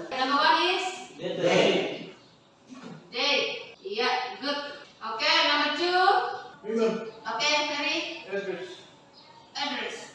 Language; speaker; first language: English; non-native, learner; Indonesian